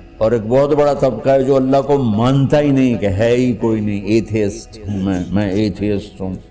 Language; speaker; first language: Urdu; non-native, local second language; Punjabi